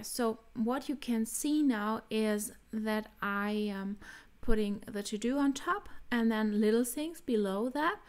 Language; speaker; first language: English; non-native, fluent; German